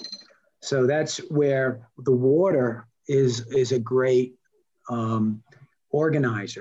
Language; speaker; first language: English; native; English